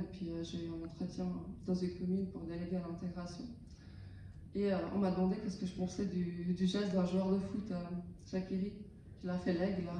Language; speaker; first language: French; early bilingual, other home language; Albanian